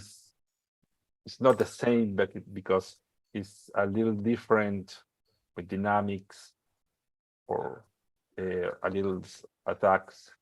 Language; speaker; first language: English; non-native, learner; Spanish